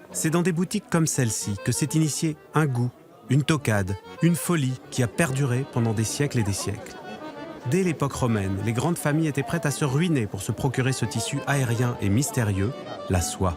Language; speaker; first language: French; native; French